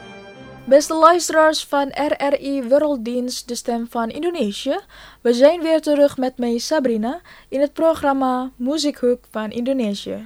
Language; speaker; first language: Dutch; non-native, fluent; Indonesian